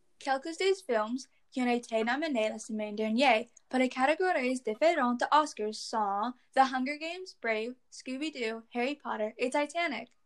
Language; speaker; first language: French; non-native, learner; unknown